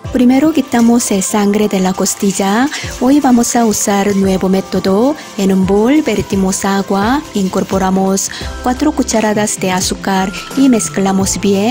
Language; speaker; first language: Spanish; non-native, learner; Korean